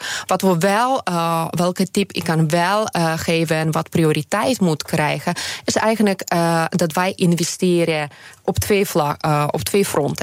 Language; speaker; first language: Dutch; non-native, fluent; Ukrainian